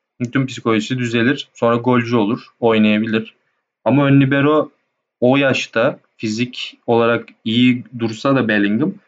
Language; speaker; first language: Turkish; native; Turkish